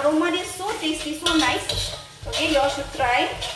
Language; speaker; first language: English; non-native, local second language; Tamil